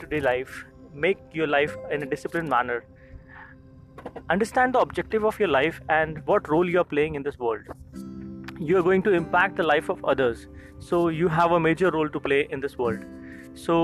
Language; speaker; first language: English; non-native, local second language; Hindi